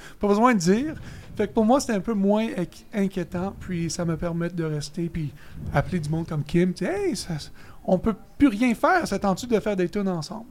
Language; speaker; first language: French; native; French